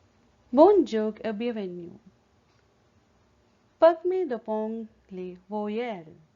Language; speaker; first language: French; non-native, learner; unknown